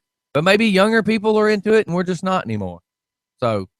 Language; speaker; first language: English; native; English